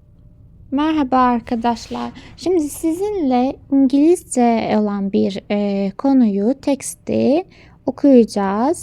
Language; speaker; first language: Turkish; non-native, local second language; Azerbaijani